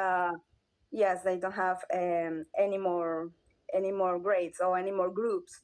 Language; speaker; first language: English; non-native, learner; Spanish